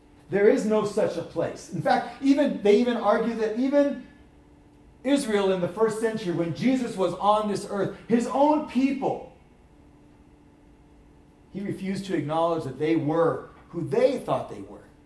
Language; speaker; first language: English; native; English